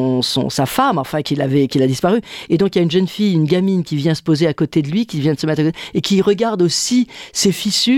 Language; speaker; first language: French; native; French